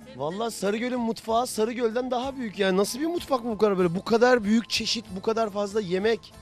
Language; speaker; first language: Turkish; native; Turkish